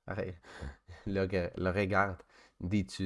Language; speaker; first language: French; non-native, learner; Spanish